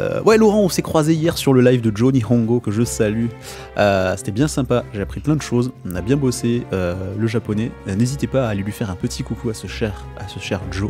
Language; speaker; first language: French; native; French